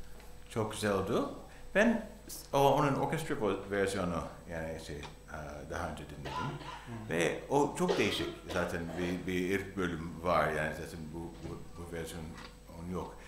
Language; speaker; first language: Turkish; non-native, learner; English